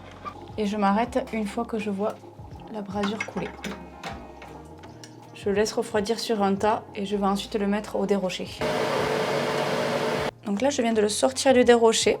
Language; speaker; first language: French; native; French